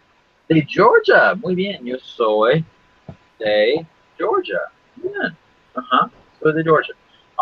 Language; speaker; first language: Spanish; non-native, fluent; English